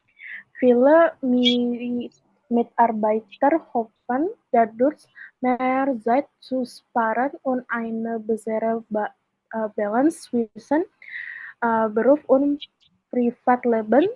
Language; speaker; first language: German; non-native, learner; Indonesian